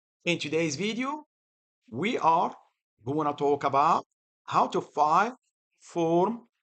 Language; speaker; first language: English; non-native, fluent; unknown